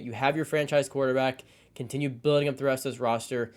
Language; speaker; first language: English; native; English